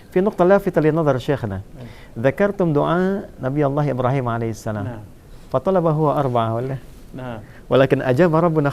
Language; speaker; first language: Arabic; non-native, fluent; Indonesian